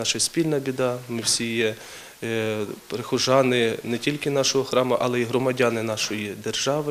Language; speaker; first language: Ukrainian; native; Ukrainian